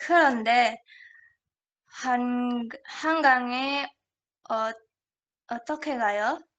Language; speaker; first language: Korean; non-native, learner; Indonesian